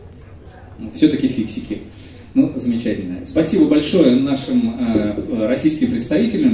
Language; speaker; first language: Russian; native; Russian